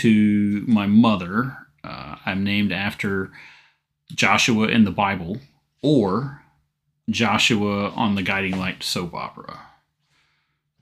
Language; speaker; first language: English; native; English